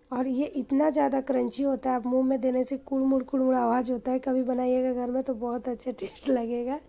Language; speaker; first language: Hindi; non-native, local second language; Bangla